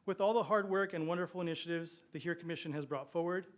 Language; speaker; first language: English; native; English